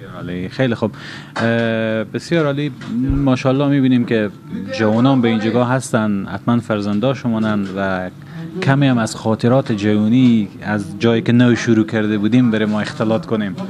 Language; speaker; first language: Persian; native; Persian